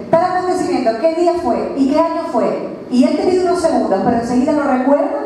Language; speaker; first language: Spanish; native; Spanish